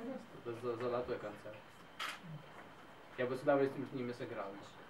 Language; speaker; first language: Russian; early bilingual, heritage; Russian